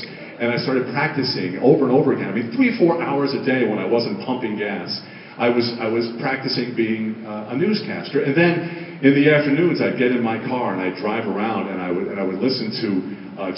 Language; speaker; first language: English; native; English